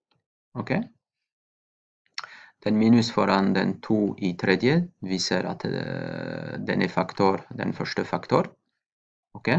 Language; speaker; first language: Norwegian; non-native, fluent; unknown